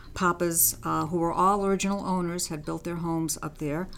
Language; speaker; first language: English; early bilingual, other home language; Armenian